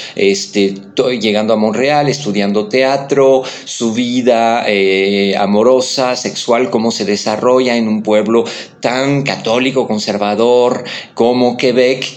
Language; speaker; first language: Spanish; non-native, fluent; French